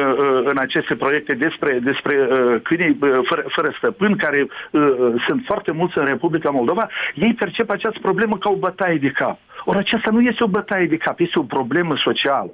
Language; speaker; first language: Romanian; native; Romanian